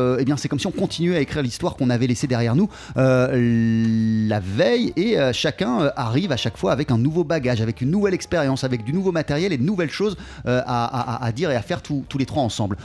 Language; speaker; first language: French; native; French